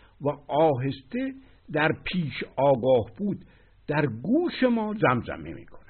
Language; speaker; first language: Persian; native; Persian